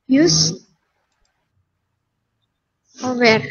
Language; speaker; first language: English; non-native, learner; Indonesian